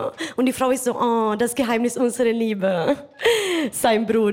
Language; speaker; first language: German; non-native, fluent; Italian